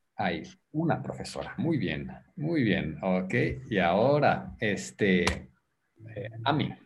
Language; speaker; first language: Spanish; native; Spanish